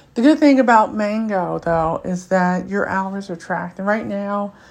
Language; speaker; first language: English; native; English